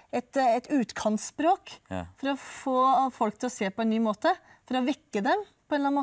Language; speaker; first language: Norwegian; native; Norwegian